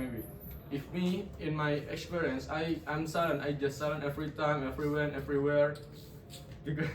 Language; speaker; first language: English; non-native, learner; Indonesian